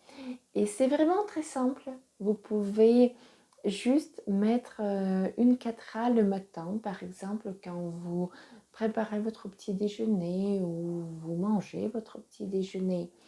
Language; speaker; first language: French; non-native, fluent; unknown